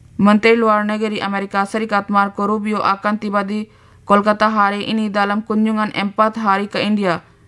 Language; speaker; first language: Indonesian; non-native, fluent; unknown